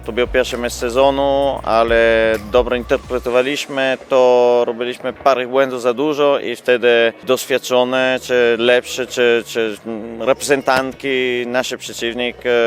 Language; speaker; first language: Polish; non-native, fluent; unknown